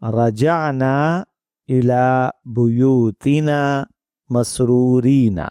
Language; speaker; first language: Arabic; non-native, fluent; Urdu